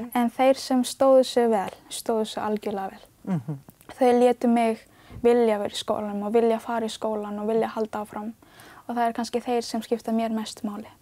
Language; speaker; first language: Icelandic; early bilingual, other home language; Ganda